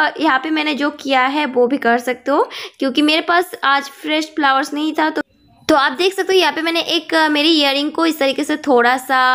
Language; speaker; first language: Hindi; non-native, local second language; Bangla